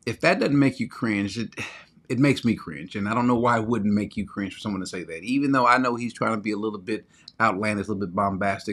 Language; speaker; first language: English; native; English